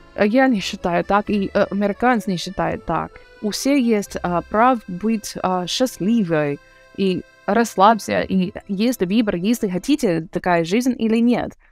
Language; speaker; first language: Russian; non-native, learner; English